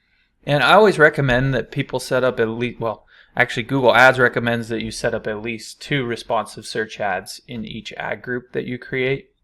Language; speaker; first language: English; native; English